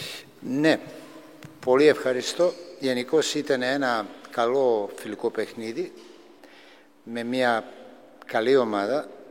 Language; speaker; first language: Greek; non-native, fluent; Serbian